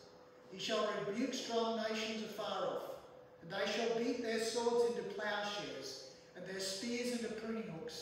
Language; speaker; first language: English; native; English